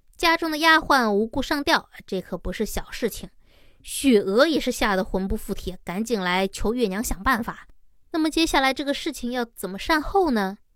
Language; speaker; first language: Chinese; native; Chinese